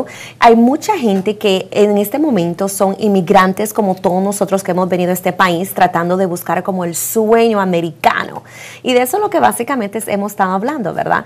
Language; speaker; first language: Spanish; native; Spanish